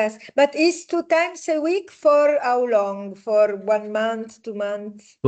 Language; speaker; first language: English; non-native, fluent; Italian